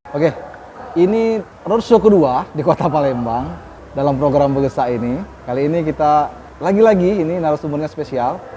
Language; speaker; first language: Indonesian; native; Indonesian